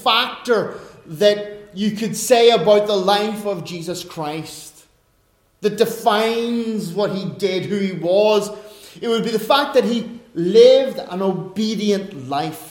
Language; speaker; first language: English; native; English